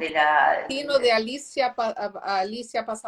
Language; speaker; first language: Spanish; non-native, learner; Portuguese